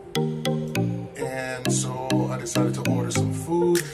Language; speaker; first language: English; native; English